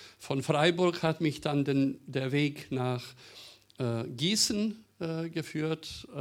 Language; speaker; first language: German; non-native, fluent; Serbian